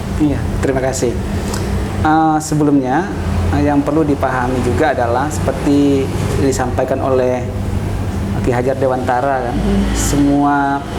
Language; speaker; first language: Indonesian; native; Indonesian